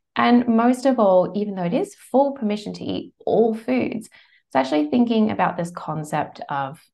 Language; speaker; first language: English; native; English